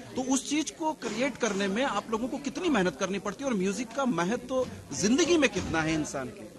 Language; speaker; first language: Hindi; native; Hindi